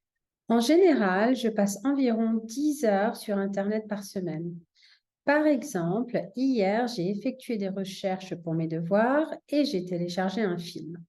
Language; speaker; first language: French; non-native, fluent; English